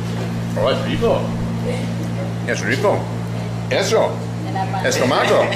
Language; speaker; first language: Spanish; non-native, learner; English